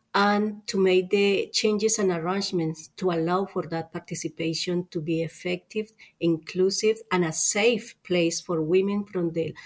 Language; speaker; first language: English; non-native, fluent; Spanish